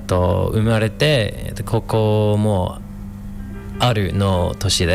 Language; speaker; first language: Japanese; non-native, fluent; English